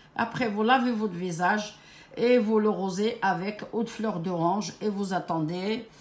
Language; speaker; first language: French; non-native, local second language; Arabic